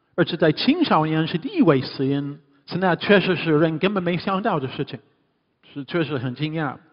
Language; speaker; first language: Chinese; non-native, fluent; English